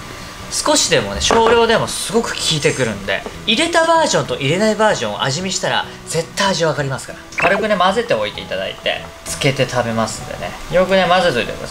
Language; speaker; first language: Japanese; native; Japanese